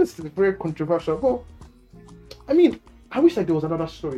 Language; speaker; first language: English; non-native, local second language; Yoruba